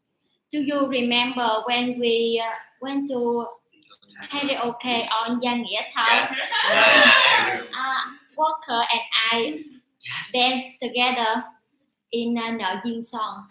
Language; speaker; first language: English; non-native, learner; Vietnamese